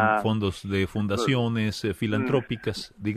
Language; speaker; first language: Spanish; native; Spanish